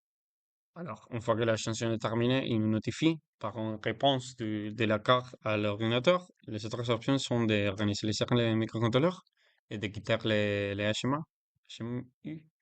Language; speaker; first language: French; non-native, learner; Spanish